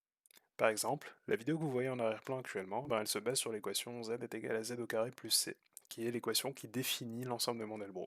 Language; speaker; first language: French; native; French